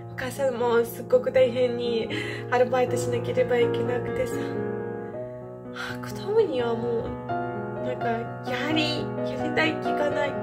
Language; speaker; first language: Japanese; non-native, fluent; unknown